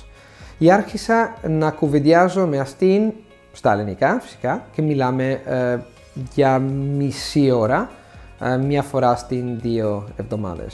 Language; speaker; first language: Greek; non-native, fluent; Italian